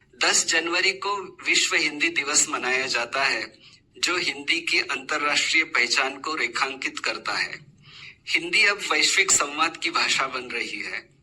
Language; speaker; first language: Hindi; non-native, local second language; Marathi